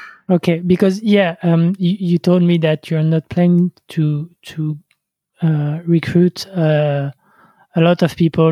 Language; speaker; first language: English; non-native, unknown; French